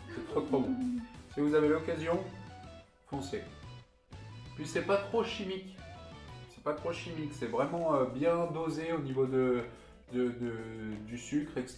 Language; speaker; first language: French; native; French